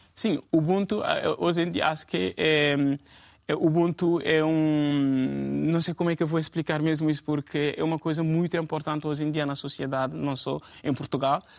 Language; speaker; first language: Portuguese; non-native, fluent; Fula